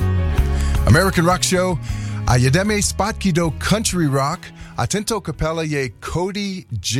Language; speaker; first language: Czech; non-native, learner; English